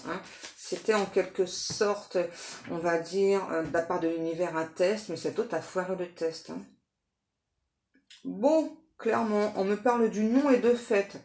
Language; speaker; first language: French; native; French